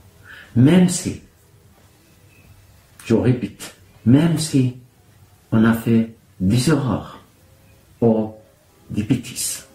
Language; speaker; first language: French; non-native, fluent; Arabic